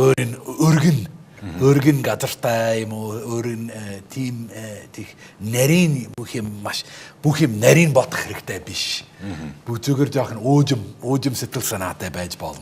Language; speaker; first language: Mongolian; non-native, fluent; English